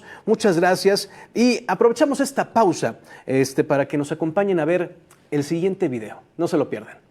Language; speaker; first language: Spanish; native; Spanish